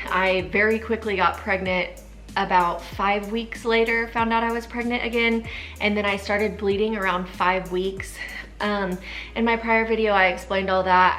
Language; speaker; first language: English; native; English